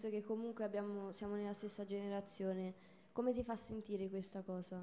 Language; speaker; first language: Italian; native; Italian